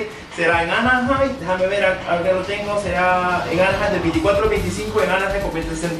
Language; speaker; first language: Spanish; early bilingual, other home language; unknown